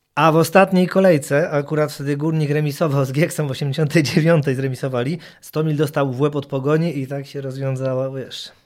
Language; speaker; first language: Polish; native; Polish